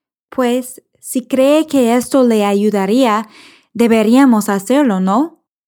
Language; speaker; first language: Spanish; non-native, fluent; English